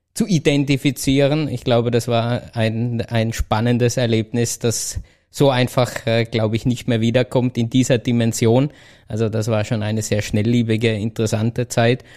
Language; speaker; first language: German; native; German